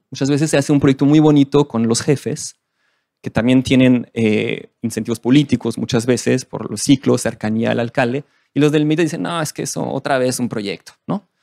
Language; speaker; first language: Spanish; non-native, fluent; French